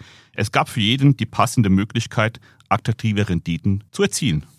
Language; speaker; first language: German; native; German